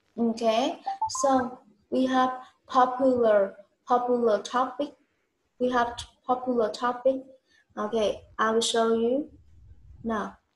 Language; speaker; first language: English; non-native, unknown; Vietnamese